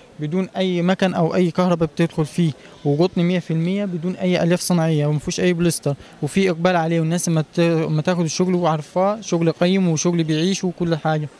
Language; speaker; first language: Egyptian Arabic; native; Egyptian Arabic